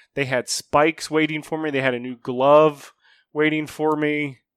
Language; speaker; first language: English; native; English